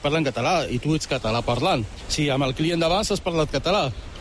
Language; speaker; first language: Catalan; early bilingual, other home language; Arabic